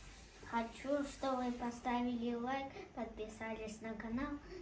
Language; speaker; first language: Russian; early bilingual, other home language; Tajik